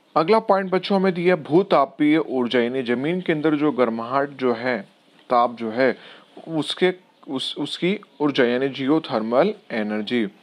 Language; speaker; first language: Hindi; non-native, local second language; Gujarati